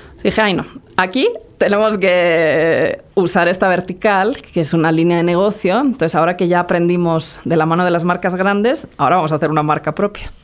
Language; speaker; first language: Spanish; early bilingual, other home language; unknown